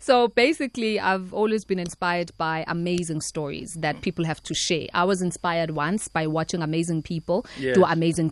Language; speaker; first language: English; non-native, local second language; Zulu